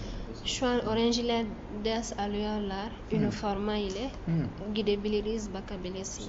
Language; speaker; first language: Turkish; non-native, learner; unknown